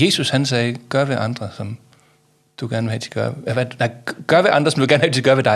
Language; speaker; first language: Danish; native; Danish